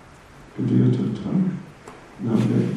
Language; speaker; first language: Russian; non-native, learner; English